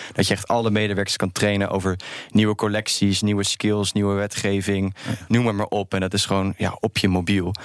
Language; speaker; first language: Dutch; native; Dutch